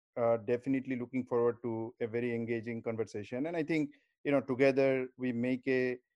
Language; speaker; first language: English; non-native, local second language; Bangla